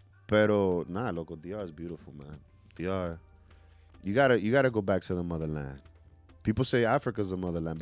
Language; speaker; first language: English; early bilingual, other home language; Spanish